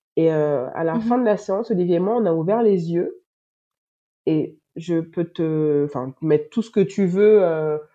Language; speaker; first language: French; native; French